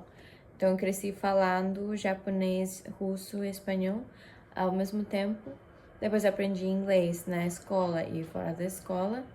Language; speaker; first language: Portuguese; non-native, fluent; Japanese